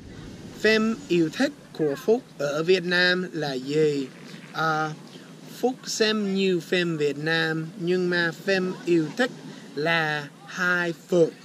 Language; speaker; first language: Vietnamese; non-native, learner; English